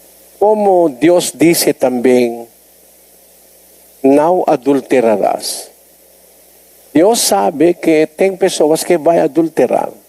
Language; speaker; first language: Portuguese; non-native, learner; Filipino